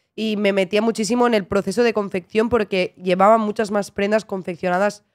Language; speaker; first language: Spanish; native; Spanish